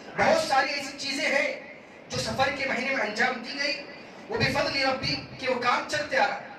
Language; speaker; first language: Urdu; native; Urdu